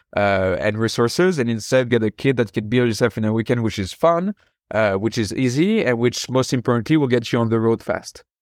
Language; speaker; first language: English; non-native, fluent; French